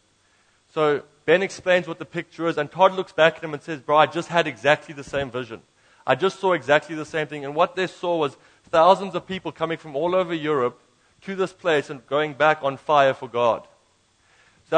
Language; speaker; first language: English; native; English